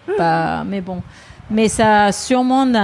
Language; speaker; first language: French; non-native, fluent; Japanese